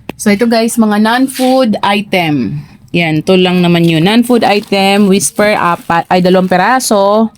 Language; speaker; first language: Filipino; non-native, local second language; Cebuano